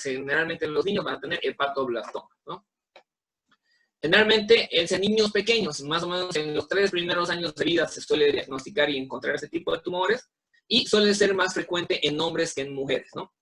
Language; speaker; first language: Spanish; native; Spanish